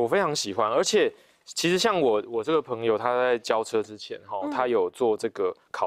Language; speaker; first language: Chinese; native; Chinese